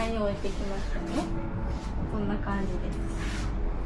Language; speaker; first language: Japanese; native; Japanese